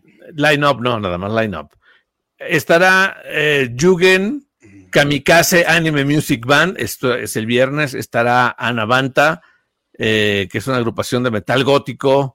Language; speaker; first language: Spanish; native; Spanish